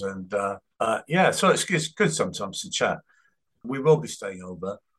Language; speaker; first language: English; native; English